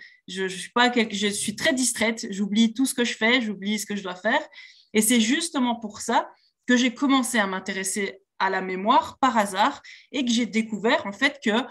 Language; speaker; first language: French; native; French